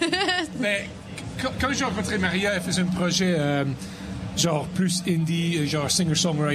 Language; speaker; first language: French; native; French